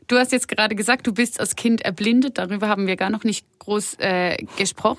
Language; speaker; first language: German; native; German